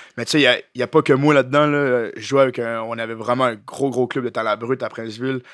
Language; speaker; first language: French; native; French